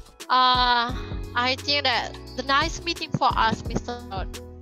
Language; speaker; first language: English; non-native, learner; Indonesian